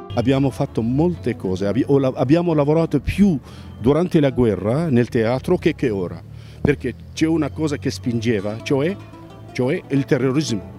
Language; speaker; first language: Italian; non-native, fluent; Arabic